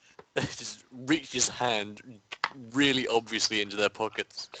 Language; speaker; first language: English; native; English